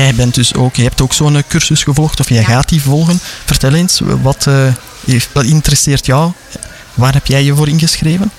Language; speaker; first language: Dutch; native; Dutch